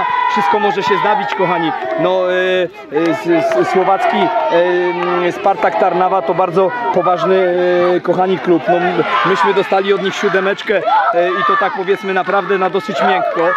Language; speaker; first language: Polish; native; Polish